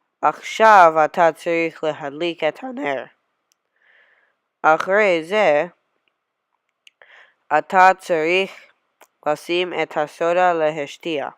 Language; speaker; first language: Hebrew; non-native, learner; English